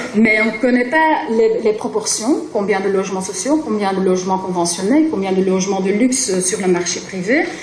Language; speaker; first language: French; non-native, local second language; Dutch